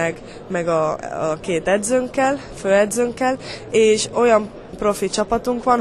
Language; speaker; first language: Hungarian; early bilingual, heritage; Hungarian